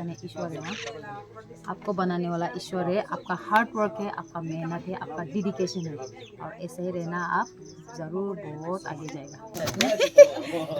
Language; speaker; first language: Hindi; non-native, local second language; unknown